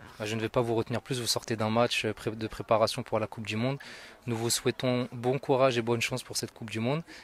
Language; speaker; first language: French; native; French